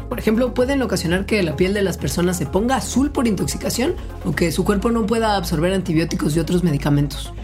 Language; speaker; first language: Spanish; native; Spanish